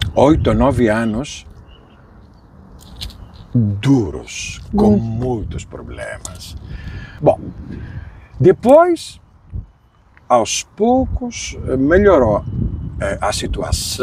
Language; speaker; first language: Portuguese; non-native, fluent; Greek